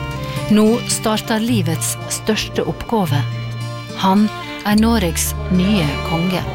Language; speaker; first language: Norwegian; native; Norwegian